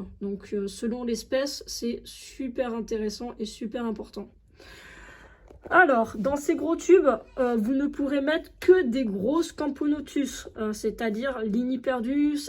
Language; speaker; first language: French; native; French